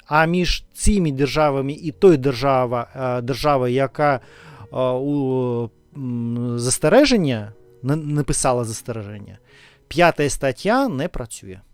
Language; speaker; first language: Ukrainian; non-native, learner; Russian